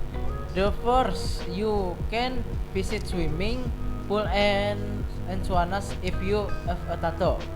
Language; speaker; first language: English; non-native, learner; Indonesian